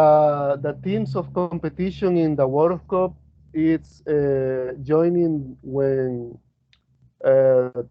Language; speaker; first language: English; non-native, learner; Spanish